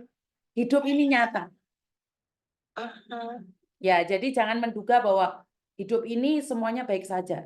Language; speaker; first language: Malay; non-native, local second language; Javanese